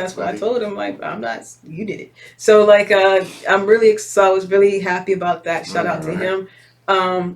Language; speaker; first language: English; native; English